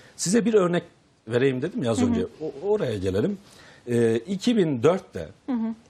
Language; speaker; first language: Turkish; native; Turkish